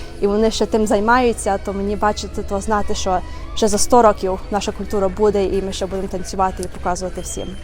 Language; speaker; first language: Ukrainian; early bilingual, heritage; Ukrainian